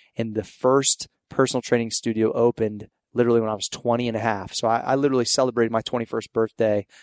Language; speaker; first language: English; native; English